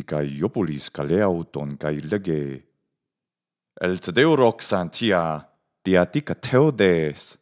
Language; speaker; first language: Greek; non-native, fluent; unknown